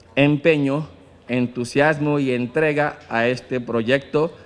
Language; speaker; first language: Spanish; non-native, fluent; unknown